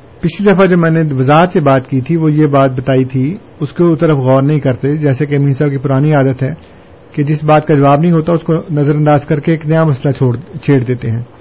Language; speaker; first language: Urdu; non-native, local second language; Punjabi